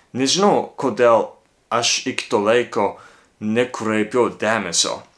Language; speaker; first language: Lithuanian; non-native, fluent; Japanese